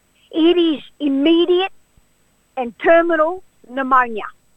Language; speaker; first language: English; early bilingual, other home language; Greek